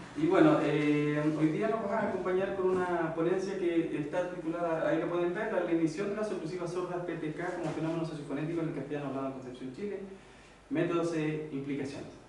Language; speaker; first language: Spanish; native; Spanish